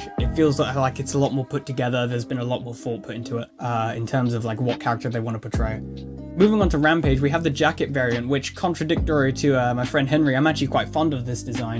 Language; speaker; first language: English; native; English